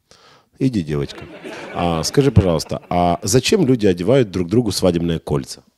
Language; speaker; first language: Russian; native; Russian